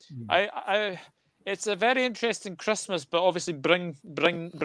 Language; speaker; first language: English; native; English